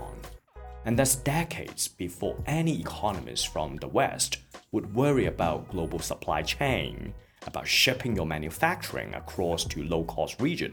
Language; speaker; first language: English; non-native, local second language; Cantonese